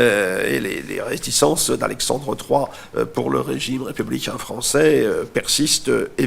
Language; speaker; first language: French; native; French